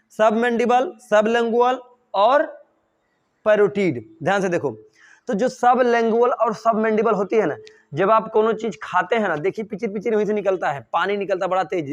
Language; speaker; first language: Hindi; native; Hindi